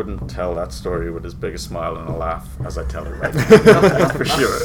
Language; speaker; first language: English; native; English